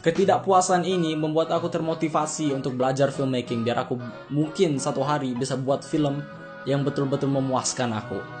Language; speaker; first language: Indonesian; early bilingual, heritage; English